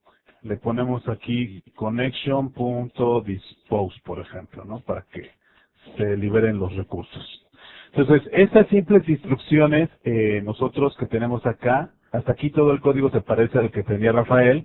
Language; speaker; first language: Spanish; native; Spanish